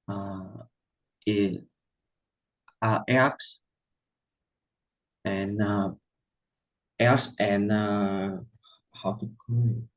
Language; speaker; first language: English; non-native, learner; Vietnamese